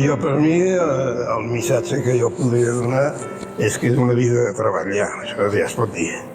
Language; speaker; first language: Catalan; early bilingual, heritage; Catalan